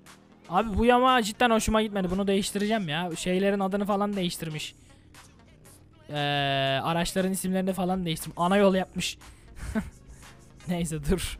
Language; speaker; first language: Turkish; native; Turkish